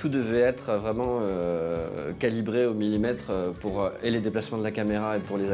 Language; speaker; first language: French; native; French